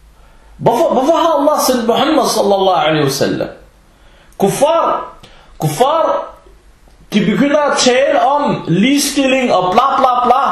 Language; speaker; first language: Danish; early bilingual, other home language; Arabic